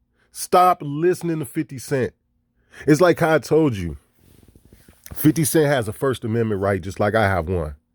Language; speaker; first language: English; native; English